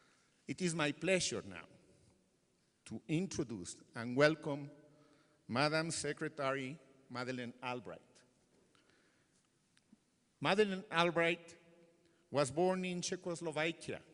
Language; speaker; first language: English; non-native, fluent; Spanish